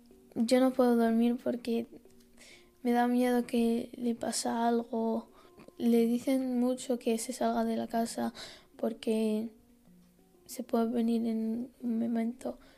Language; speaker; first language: Spanish; non-native, learner; Arabic